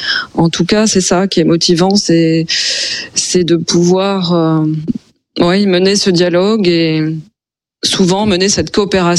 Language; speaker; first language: French; native; French